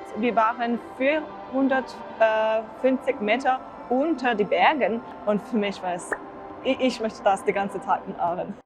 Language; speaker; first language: German; non-native, learner; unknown